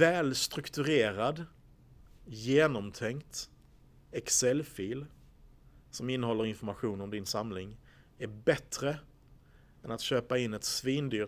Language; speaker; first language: Swedish; native; Swedish